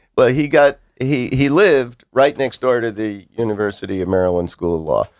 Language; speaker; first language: English; native; English